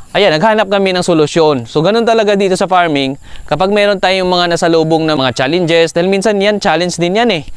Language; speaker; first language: Filipino; non-native, local second language; Cebuano